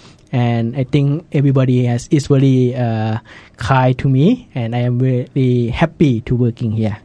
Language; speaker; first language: English; non-native, fluent; Thai